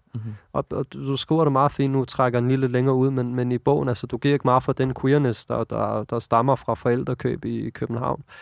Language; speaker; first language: Danish; early bilingual, other home language; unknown